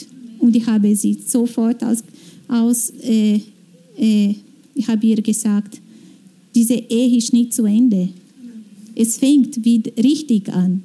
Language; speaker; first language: German; non-native, fluent; Portuguese